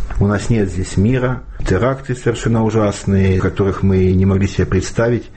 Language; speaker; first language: Russian; native; Russian